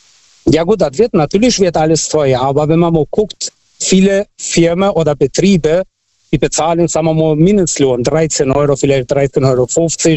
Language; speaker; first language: German; non-native, fluent; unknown